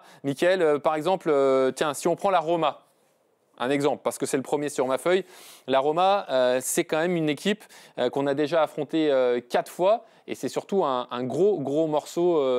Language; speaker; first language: French; native; French